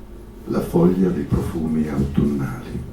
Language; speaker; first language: Italian; native; Italian